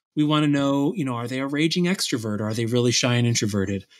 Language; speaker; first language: English; native; English